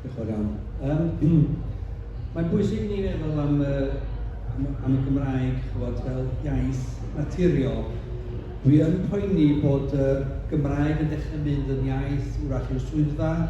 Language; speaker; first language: Welsh; native; Welsh